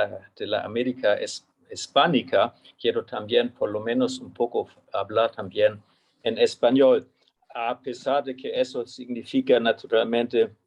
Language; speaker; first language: Spanish; non-native, fluent; German